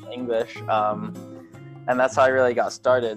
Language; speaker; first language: English; native; English